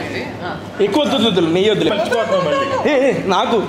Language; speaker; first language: Telugu; native; Telugu